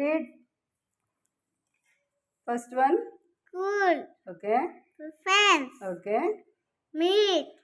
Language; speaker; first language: English; non-native, fluent; Telugu